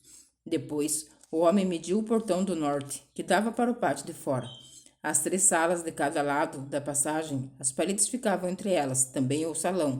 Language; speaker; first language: Portuguese; native; Portuguese